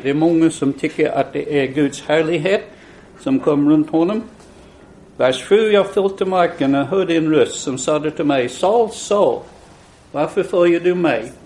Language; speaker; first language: Swedish; non-native, fluent; English